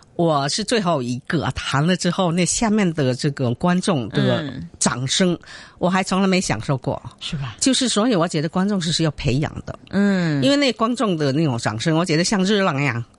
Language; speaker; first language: Chinese; native; Chinese